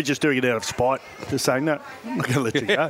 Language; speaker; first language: English; native; English